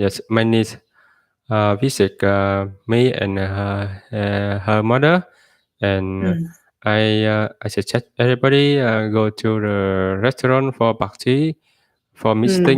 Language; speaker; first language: English; non-native, learner; Vietnamese